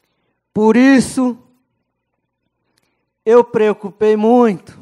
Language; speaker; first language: Portuguese; non-native, local second language; Yanomámi